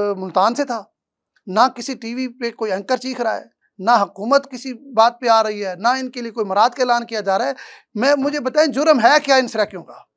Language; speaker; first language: Urdu; non-native, local second language; Saraiki